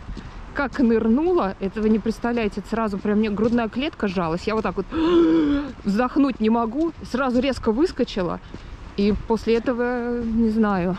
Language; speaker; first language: Russian; native; Russian